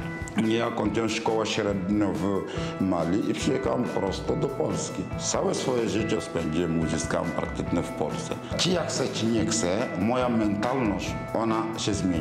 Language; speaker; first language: Polish; non-native, fluent; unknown